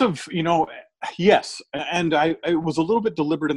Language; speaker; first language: English; native; English